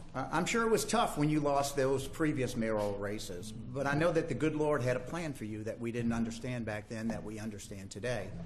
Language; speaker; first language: English; native; English